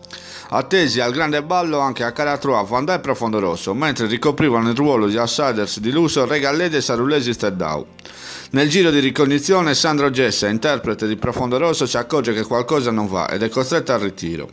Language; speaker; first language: Italian; native; Italian